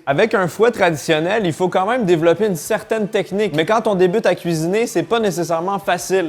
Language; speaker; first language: French; native; French